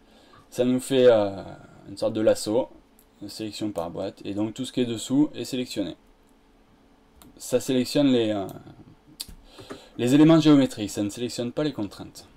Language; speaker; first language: French; native; French